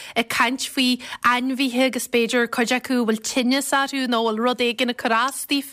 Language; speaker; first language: Irish; native; Irish